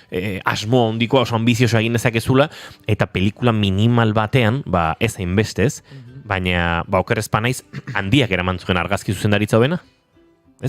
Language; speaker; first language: Basque; native; Basque